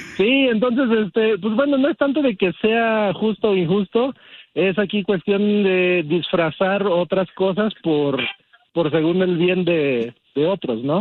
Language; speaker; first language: Spanish; early bilingual, heritage; Spanish